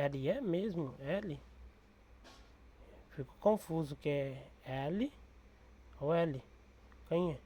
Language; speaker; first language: Portuguese; non-native, learner; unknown